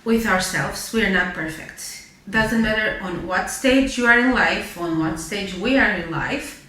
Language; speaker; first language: English; non-native, fluent; Romanian